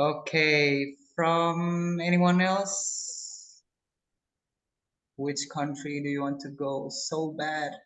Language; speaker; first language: English; non-native, local second language; Indonesian